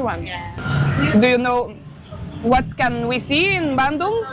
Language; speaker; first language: English; non-native, learner; Lithuanian